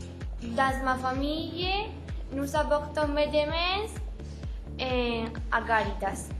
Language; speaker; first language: French; non-native, learner; Spanish